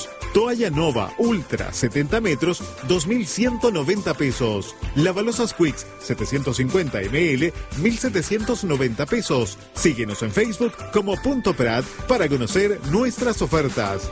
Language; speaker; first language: Spanish; native; Spanish